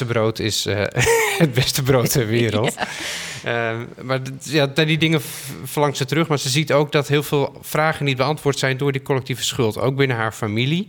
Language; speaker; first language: Dutch; native; Dutch